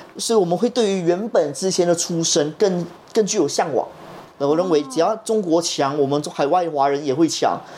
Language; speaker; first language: Chinese; native; Chinese